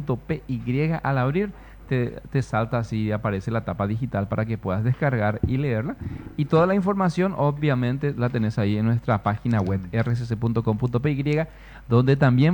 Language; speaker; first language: Spanish; native; Spanish